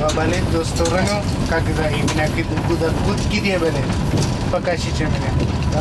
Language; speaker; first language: Russian; non-native, learner; Malayalam